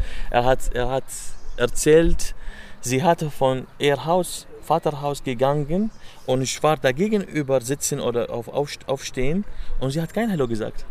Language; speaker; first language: German; non-native, learner; Arabic